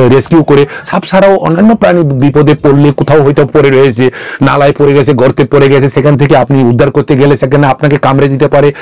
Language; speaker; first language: Bangla; non-native, local second language; Kok Borok